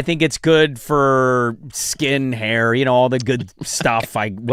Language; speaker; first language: English; native; English